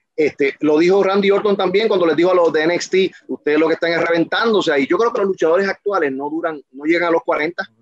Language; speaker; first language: Spanish; native; Spanish